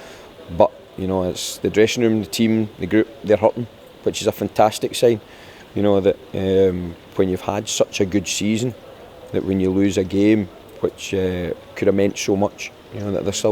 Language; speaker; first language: English; native; English